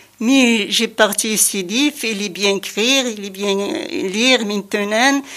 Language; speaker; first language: French; non-native, learner; Arabic